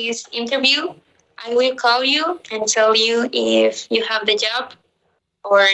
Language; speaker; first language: English; non-native, learner; Spanish